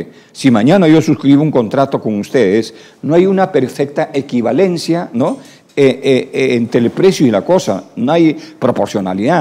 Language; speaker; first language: Spanish; native; Spanish